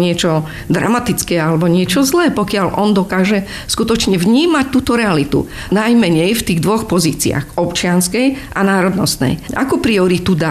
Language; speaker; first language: Slovak; non-native, local second language; Romany